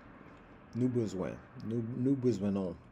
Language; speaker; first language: French; non-native, learner; English